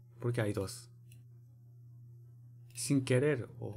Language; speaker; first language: Spanish; non-native, learner; Korean